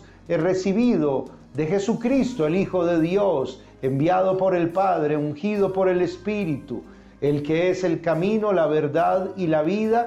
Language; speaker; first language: Spanish; native; Spanish